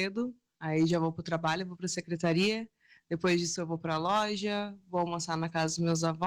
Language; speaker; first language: Portuguese; native; Portuguese